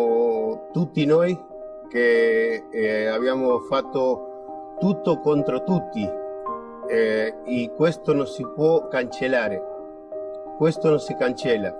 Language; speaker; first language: Italian; non-native, fluent; Spanish